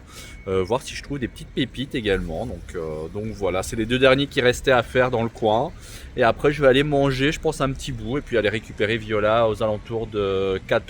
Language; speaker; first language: French; native; French